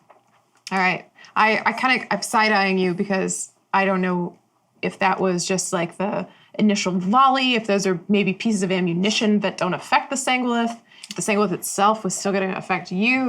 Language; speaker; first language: English; native; English